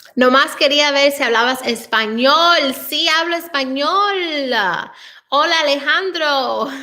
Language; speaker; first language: Spanish; early bilingual, heritage; Spanish